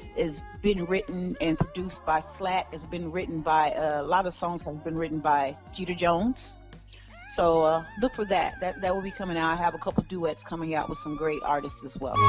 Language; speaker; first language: English; native; English